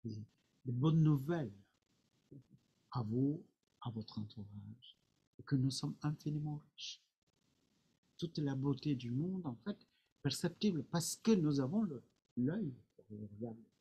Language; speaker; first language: French; non-native, fluent; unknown